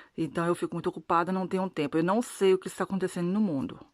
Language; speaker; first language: Portuguese; non-native, learner; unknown